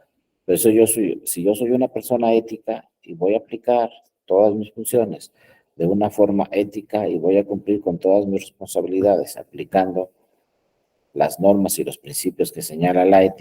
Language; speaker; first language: Spanish; native; Spanish